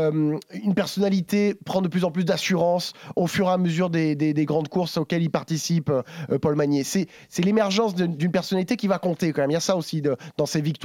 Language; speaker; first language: French; native; French